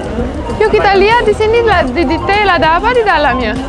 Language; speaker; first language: Indonesian; non-native, fluent; Romanian